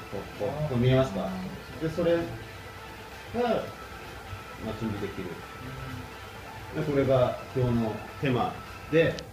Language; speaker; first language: Japanese; non-native, fluent; Korean